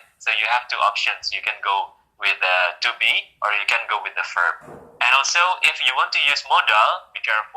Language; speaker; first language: English; non-native, fluent; Indonesian